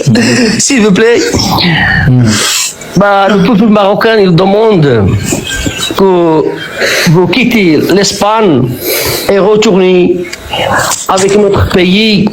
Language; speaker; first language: French; non-native, local second language; Arabic